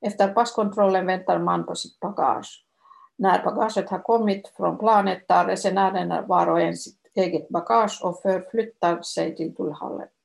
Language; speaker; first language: Swedish; non-native, local second language; Finnish